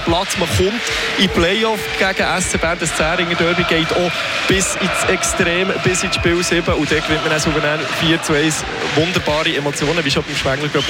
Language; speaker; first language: German; native; German